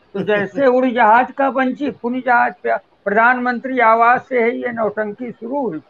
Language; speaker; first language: Hindi; native; Hindi